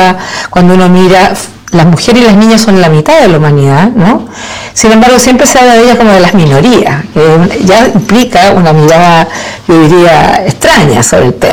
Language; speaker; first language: Spanish; native; Spanish